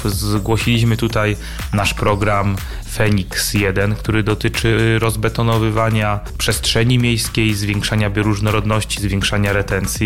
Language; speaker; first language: Polish; native; Polish